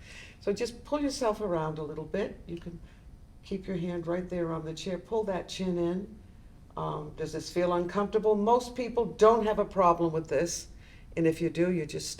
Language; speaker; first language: English; native; English